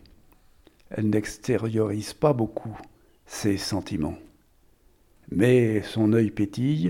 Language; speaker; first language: French; native; French